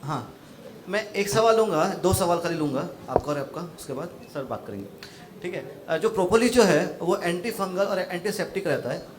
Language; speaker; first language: Hindi; non-native, local second language; Marathi